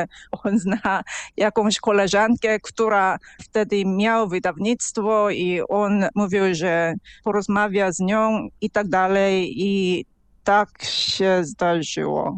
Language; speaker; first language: Polish; non-native, fluent; Korean